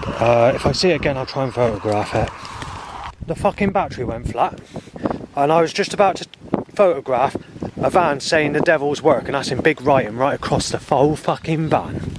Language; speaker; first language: English; native; English